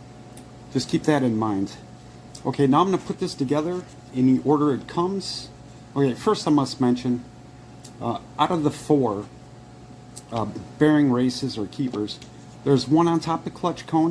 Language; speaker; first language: English; native; English